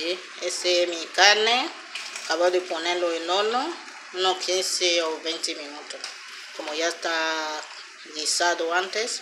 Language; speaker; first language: Spanish; non-native, learner; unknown